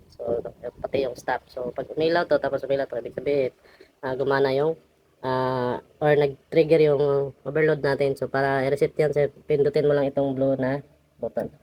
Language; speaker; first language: Filipino; non-native, local second language; Cebuano